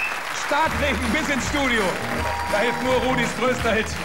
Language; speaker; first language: German; native; German